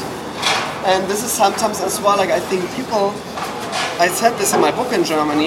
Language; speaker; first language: English; non-native, fluent; German